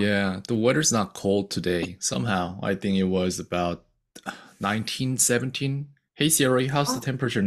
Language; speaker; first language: English; non-native, fluent; Korean